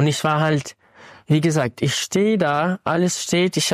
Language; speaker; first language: German; non-native, fluent; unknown